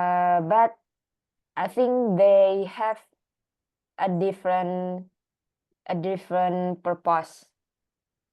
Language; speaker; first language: English; non-native, learner; Indonesian